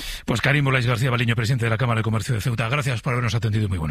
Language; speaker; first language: Spanish; native; Spanish